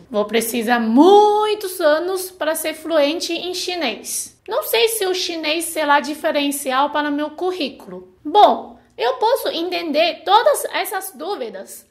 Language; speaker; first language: Portuguese; non-native, fluent; Chinese